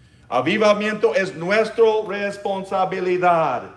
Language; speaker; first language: Spanish; non-native, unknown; English